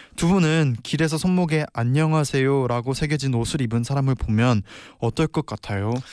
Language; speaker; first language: Korean; native; Korean